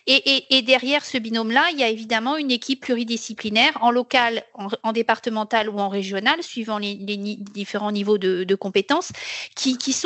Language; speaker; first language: French; native; French